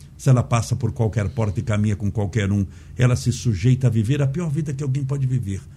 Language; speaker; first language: Portuguese; native; Portuguese